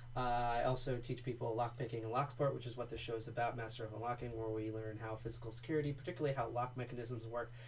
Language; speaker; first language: English; native; English